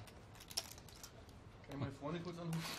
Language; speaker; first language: German; native; German